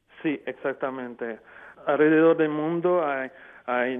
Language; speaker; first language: Spanish; non-native, fluent; French